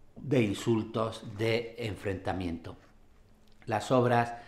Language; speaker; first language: Spanish; native; Spanish